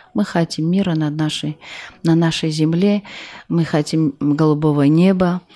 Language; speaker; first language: Russian; non-native, local second language; Armenian